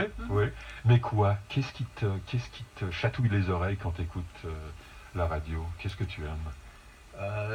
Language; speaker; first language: French; native; French